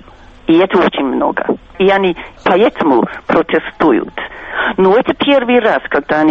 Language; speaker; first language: Russian; non-native, fluent; English